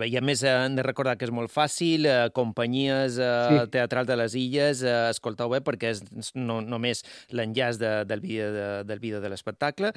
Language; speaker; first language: Catalan; native; Catalan